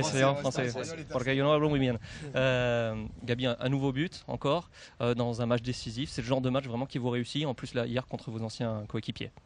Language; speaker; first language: French; native; French